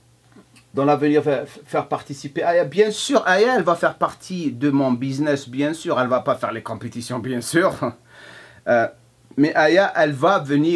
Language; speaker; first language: French; non-native, fluent; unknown